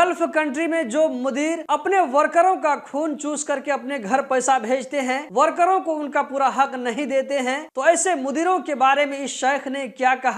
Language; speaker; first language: Hindi; native; Hindi